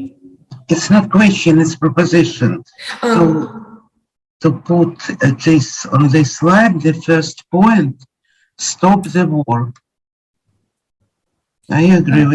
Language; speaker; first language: English; non-native, learner; Ukrainian